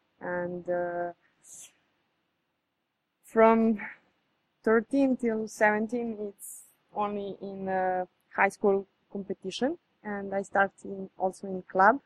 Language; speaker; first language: English; non-native, fluent; Serbian